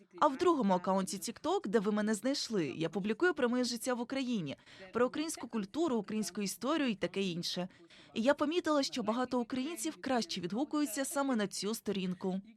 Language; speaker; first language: Ukrainian; non-native, fluent; Igbo